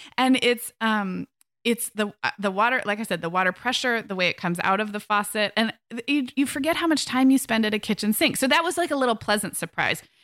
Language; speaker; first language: English; native; English